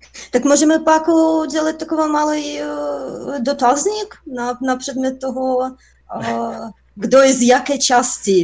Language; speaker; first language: Czech; non-native, fluent; Russian